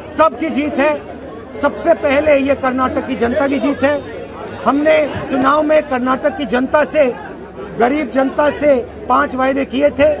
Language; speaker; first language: Hindi; native; Hindi